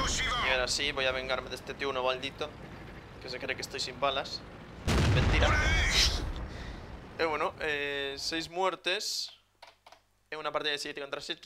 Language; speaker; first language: Spanish; native; Spanish